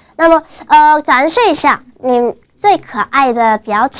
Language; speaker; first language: Chinese; non-native, fluent; Korean